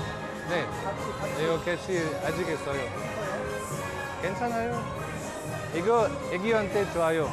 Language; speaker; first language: Korean; non-native, learner; French